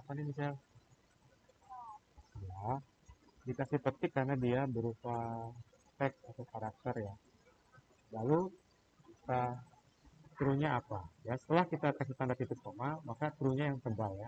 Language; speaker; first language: Indonesian; native; Indonesian